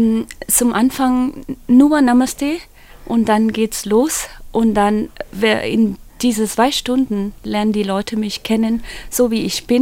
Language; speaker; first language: German; non-native, learner; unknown